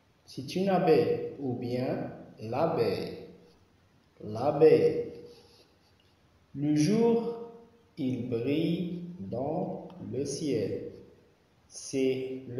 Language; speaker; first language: French; non-native, local second language; Arabic